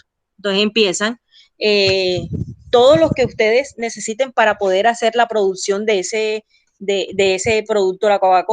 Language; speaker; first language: Spanish; native; Spanish